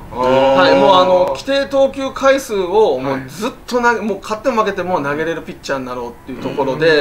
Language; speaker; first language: Japanese; native; Japanese